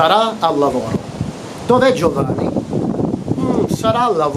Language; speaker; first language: Italian; non-native, fluent; English